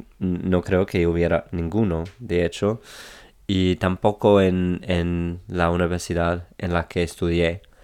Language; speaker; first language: Spanish; non-native, fluent; English